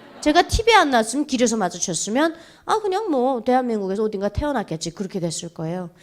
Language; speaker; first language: Korean; native; Korean